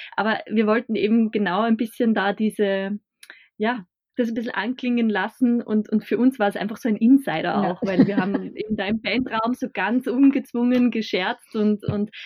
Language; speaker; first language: German; native; German